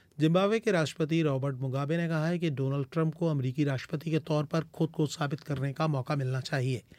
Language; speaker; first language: Hindi; native; Hindi